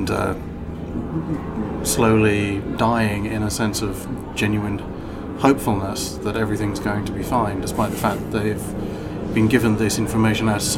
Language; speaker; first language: English; native; English